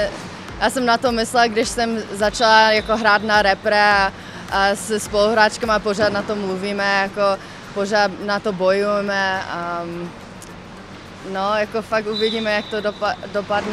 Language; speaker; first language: Czech; non-native, local second language; English